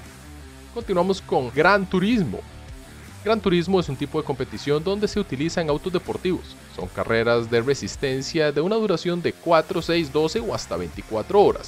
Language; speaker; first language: Spanish; native; Spanish